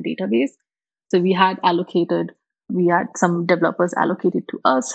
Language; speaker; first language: English; non-native, local second language; Hindi